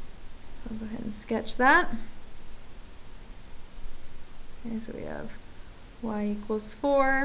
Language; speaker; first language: English; native; English